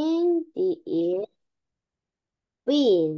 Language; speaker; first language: English; non-native, learner; Korean